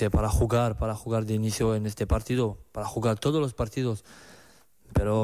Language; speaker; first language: Spanish; non-native, learner; French